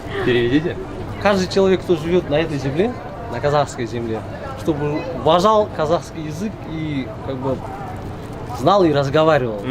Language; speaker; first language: Russian; non-native, local second language; Kazakh